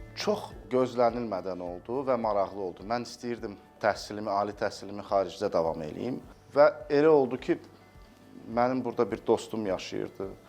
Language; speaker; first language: Azerbaijani; native; Azerbaijani